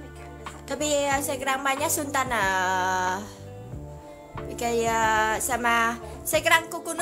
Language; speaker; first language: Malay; non-native, learner; Vietnamese